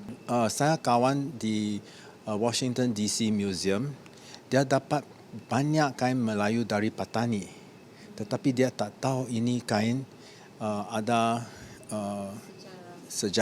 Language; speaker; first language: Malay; non-native, learner; English